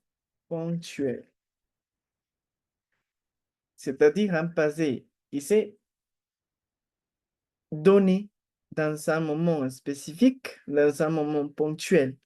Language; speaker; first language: French; non-native, fluent; Spanish